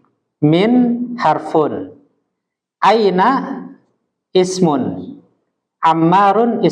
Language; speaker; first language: Arabic; non-native, fluent; Indonesian